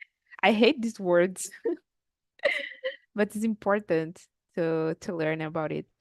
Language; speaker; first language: English; non-native, learner; Portuguese